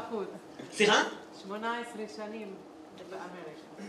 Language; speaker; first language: Hebrew; non-native, local second language; Arabic